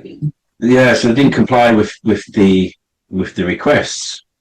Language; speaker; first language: English; native; English